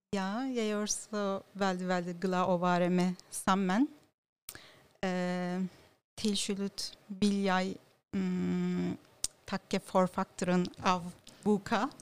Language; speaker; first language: Norwegian; non-native, learner; Turkish